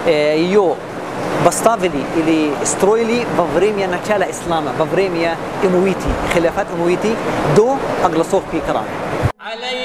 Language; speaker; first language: Russian; non-native, learner; Arabic